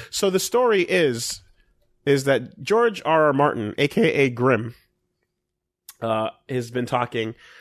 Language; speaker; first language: English; native; English